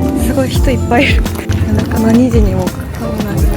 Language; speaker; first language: Japanese; native; Japanese